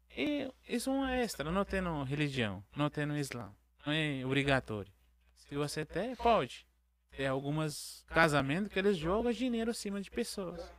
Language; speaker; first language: Portuguese; non-native, learner; Arabic